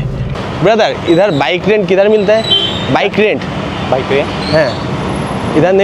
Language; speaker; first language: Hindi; non-native, learner; Bangla